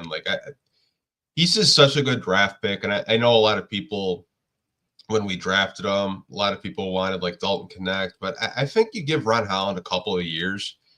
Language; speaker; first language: English; native; English